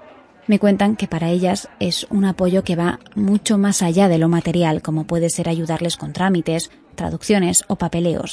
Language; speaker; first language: Spanish; native; Spanish